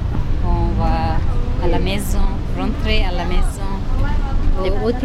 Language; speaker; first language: French; non-native, learner; Tibetan